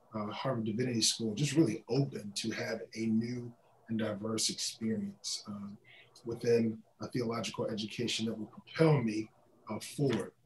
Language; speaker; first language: English; native; English